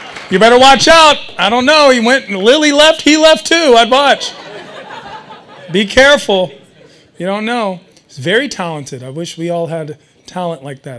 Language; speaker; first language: English; early bilingual, other home language; Persian